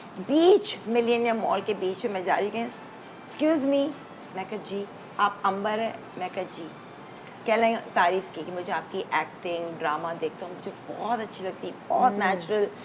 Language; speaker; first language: Urdu; native; Urdu